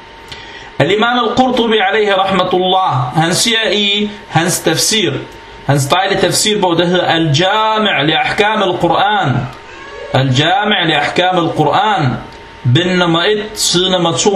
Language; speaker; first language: Danish; early bilingual, other home language; Arabic